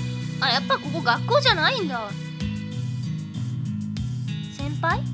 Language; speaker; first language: Japanese; native; Japanese